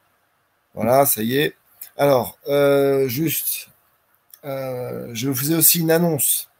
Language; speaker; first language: French; native; French